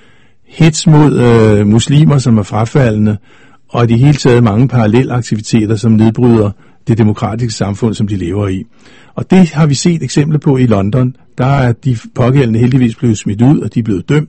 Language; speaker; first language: Danish; native; Danish